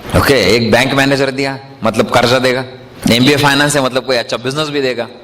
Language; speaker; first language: Hindi; non-native, local second language; Marathi